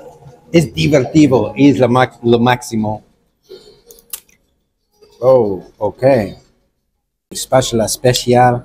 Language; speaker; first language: Spanish; non-native, learner; English